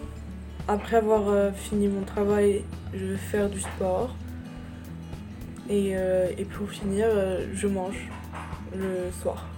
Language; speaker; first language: French; non-native, local second language; Arabic